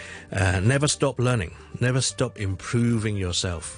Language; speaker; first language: English; non-native, local second language; Cantonese